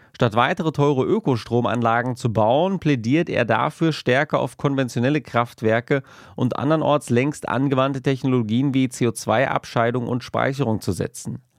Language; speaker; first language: German; native; German